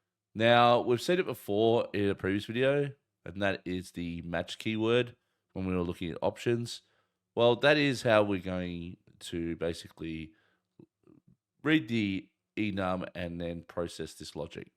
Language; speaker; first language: English; native; English